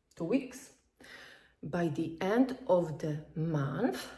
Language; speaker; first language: English; non-native, fluent; Polish